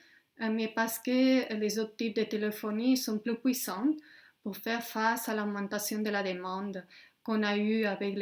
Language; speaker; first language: French; non-native, fluent; Spanish